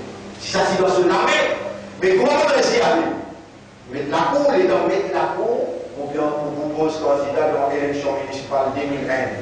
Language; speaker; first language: French; non-native, local second language; Morisyen